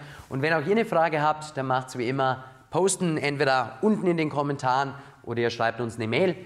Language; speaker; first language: German; native; German